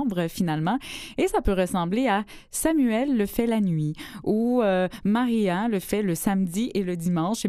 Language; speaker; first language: French; native; French